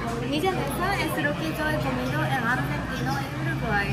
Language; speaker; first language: Spanish; non-native, learner; Japanese